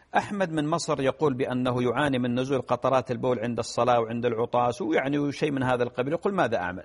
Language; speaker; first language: Arabic; native; Arabic